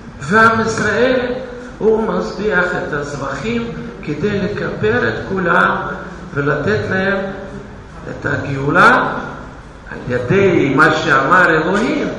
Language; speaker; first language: Hebrew; non-native, fluent; Russian